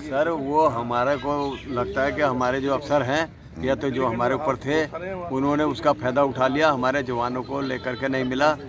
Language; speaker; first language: Hindi; native; Hindi